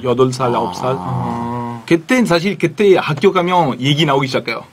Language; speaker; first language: Korean; non-native, fluent; Italian